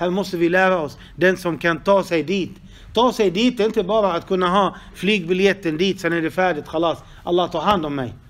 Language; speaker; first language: Swedish; non-native, fluent; Arabic